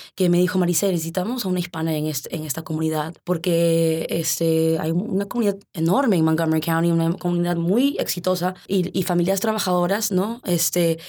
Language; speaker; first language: Spanish; early bilingual, heritage; Spanish